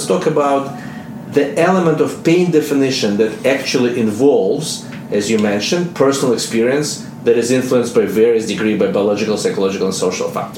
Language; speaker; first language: English; non-native, fluent; Russian